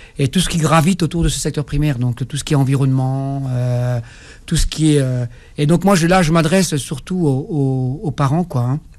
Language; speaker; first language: French; non-native, local second language; Kabyle